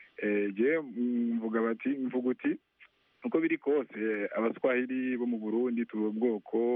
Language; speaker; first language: Rundi; non-native, local second language; Swahili